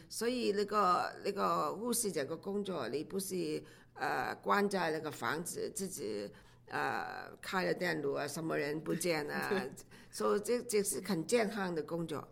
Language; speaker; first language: Chinese; non-native, local second language; Cantonese